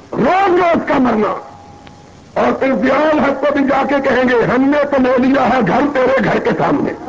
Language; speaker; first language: Urdu; non-native, local second language; Punjabi